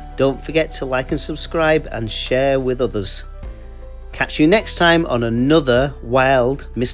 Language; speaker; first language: English; native; English